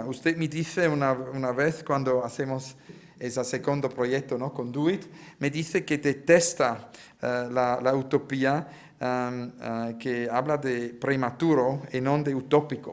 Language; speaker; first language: Spanish; non-native, learner; Italian